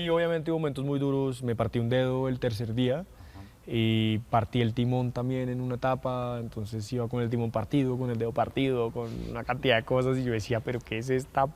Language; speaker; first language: Spanish; native; Spanish